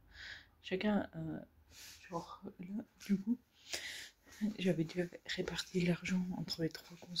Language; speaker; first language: French; native; French